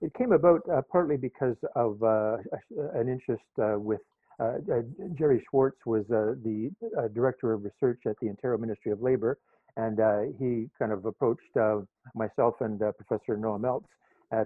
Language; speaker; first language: English; native; English